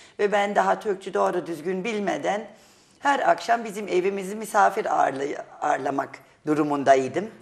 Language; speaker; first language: Turkish; non-native, fluent; German